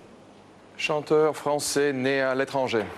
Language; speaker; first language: French; non-native, fluent; Bulgarian